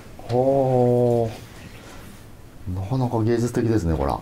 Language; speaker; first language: Japanese; native; Japanese